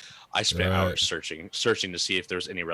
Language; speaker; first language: English; native; English